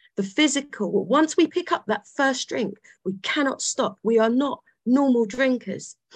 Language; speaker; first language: English; native; English